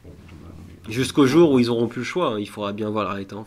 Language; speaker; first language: French; native; French